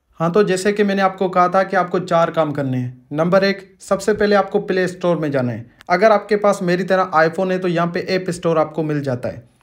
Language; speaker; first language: Urdu; non-native, local second language; Sindhi